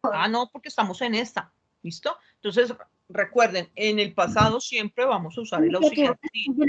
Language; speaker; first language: Spanish; native; Spanish